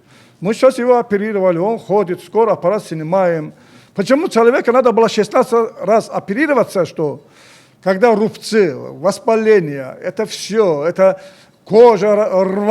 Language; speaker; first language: Russian; native; Russian